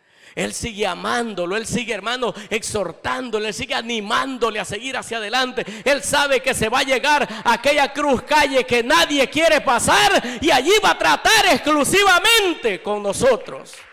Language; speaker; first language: Spanish; native; Spanish